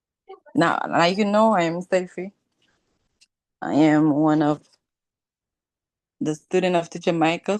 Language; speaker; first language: English; non-native, learner; Haitian Creole